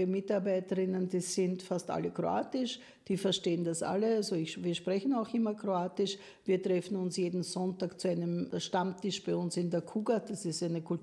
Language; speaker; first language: German; native; German